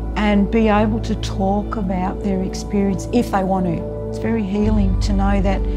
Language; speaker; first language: English; native; English